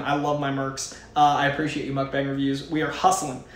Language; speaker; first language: English; native; English